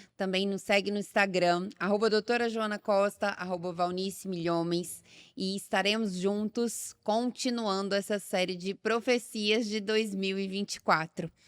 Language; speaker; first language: Portuguese; native; Portuguese